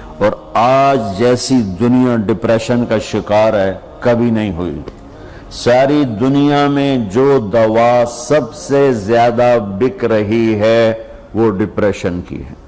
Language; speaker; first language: Urdu; non-native, local second language; Punjabi